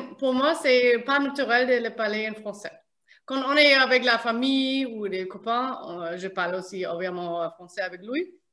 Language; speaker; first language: French; non-native, fluent; German